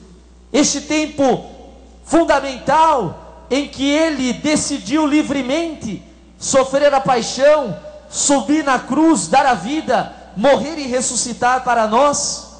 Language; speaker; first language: Portuguese; native; Portuguese